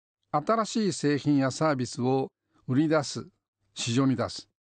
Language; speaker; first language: Japanese; native; Japanese